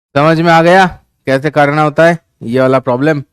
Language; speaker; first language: Hindi; non-native, local second language; Bangla